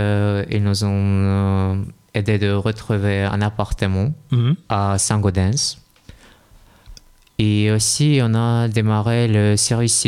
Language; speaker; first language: French; non-native, fluent; Russian